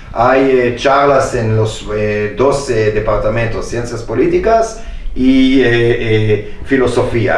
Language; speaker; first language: Spanish; non-native, fluent; Hebrew